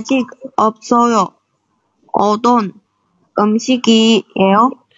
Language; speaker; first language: Korean; non-native, learner; Chinese